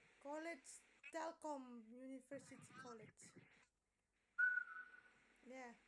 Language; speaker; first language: English; non-native, learner; Indonesian